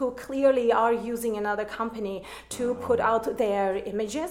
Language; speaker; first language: English; non-native, fluent; German